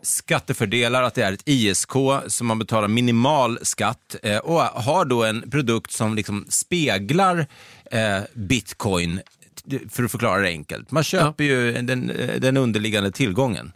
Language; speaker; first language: Swedish; native; Swedish